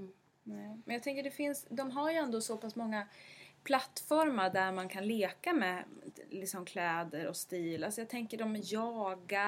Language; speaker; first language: Swedish; native; Swedish